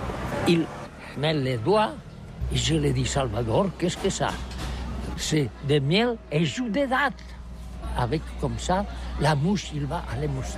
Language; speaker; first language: French; non-native, learner; Catalan